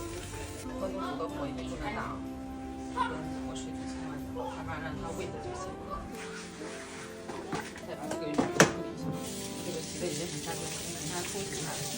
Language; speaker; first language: Chinese; native; Chinese